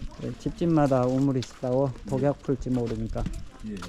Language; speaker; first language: Korean; native; Korean